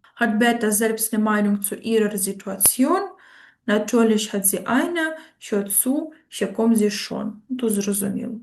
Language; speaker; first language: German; non-native, fluent; Ukrainian